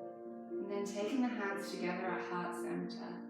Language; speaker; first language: English; native; English